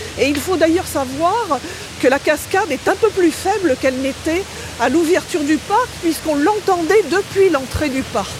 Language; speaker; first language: French; native; French